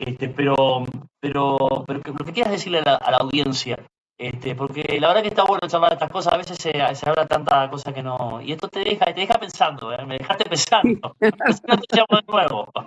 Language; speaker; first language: Spanish; native; Spanish